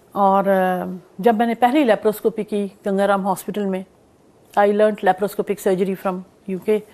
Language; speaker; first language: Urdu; non-native, local second language; Punjabi